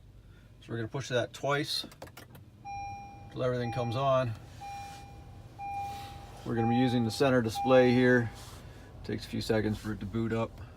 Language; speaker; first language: English; native; English